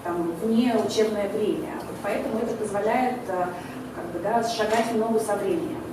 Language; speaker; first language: Russian; native; Russian